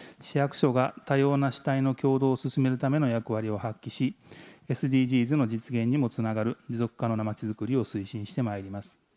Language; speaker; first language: Japanese; native; Japanese